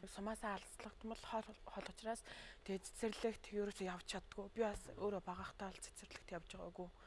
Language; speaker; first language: Mongolian; non-native, local second language; Tuvinian